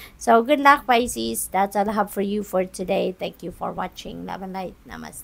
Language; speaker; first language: English; non-native, local second language; Filipino